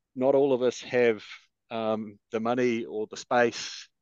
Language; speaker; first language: English; native; English